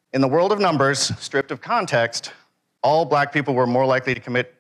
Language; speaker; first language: English; native; English